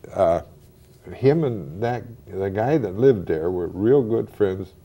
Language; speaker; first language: English; native; English